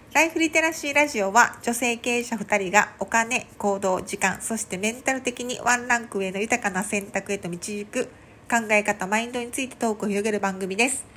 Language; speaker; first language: Japanese; native; Japanese